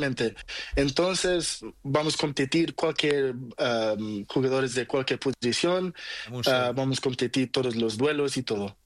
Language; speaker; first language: Spanish; non-native, learner; Portuguese